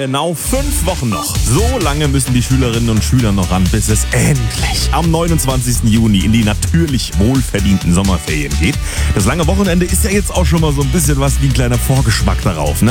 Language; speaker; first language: German; native; German